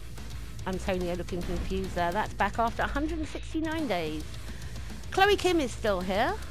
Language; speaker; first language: English; native; English